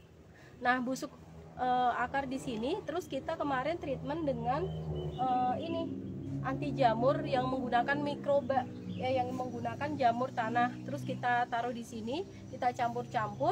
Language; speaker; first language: Indonesian; native; Indonesian